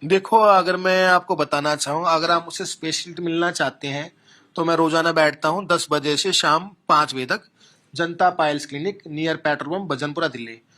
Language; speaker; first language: Hindi; native; Hindi